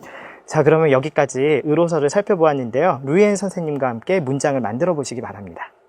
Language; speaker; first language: Korean; native; Korean